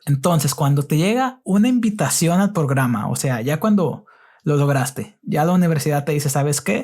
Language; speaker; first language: Spanish; native; Spanish